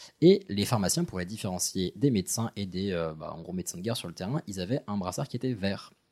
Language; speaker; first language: French; early bilingual, other home language; Arabic